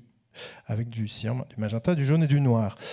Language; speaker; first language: French; native; French